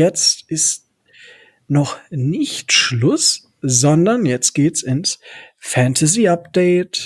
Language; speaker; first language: German; native; German